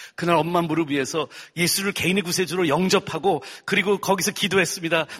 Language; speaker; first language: Korean; early bilingual, heritage; Korean